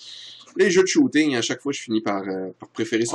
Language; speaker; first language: French; native; French